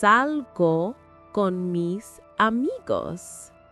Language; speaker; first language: Spanish; non-native, fluent; English